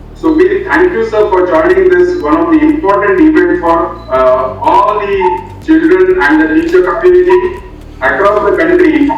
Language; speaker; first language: English; non-native, local second language; Hindi